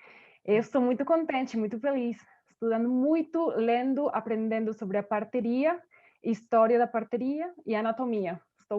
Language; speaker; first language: Portuguese; non-native, fluent; Spanish